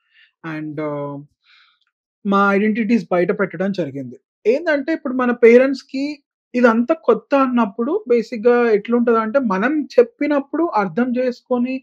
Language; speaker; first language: Telugu; native; Telugu